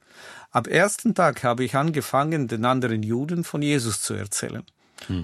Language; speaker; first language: German; non-native, fluent; Russian